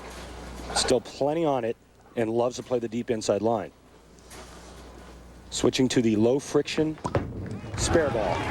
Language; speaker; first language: English; native; English